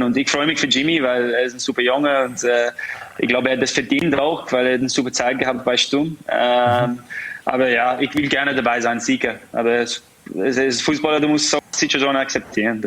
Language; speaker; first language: German; non-native, fluent; English